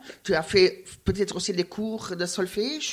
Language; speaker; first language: French; non-native, learner; Luxembourgish